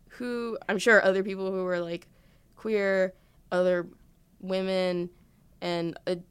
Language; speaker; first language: English; native; English